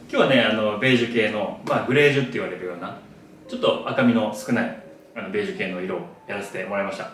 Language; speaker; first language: Japanese; native; Japanese